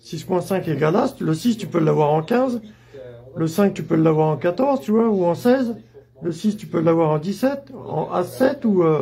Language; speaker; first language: French; native; French